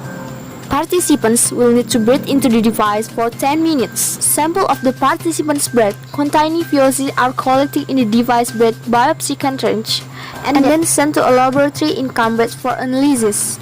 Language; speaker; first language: English; non-native, learner; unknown